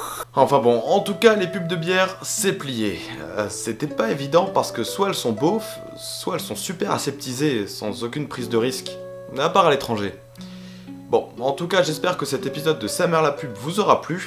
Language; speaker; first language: French; native; French